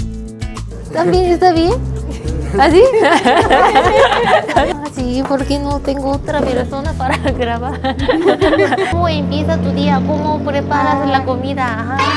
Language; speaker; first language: Spanish; non-native, learner; Korean